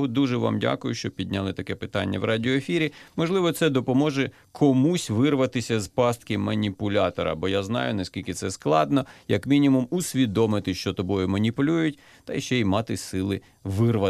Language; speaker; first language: Ukrainian; native; Ukrainian